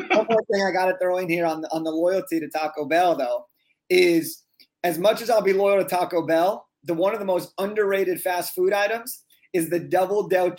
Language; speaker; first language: English; native; English